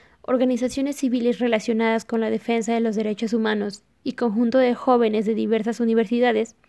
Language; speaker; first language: Spanish; native; Spanish